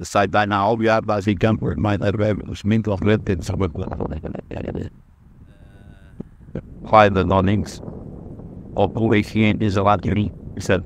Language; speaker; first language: German; non-native, learner; Portuguese